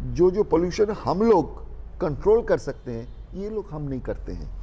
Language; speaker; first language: Hindi; non-native, local second language; Bangla